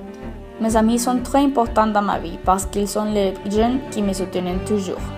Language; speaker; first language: French; non-native, fluent; Spanish